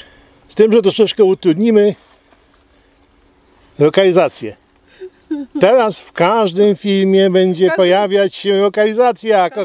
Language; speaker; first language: Polish; native; Polish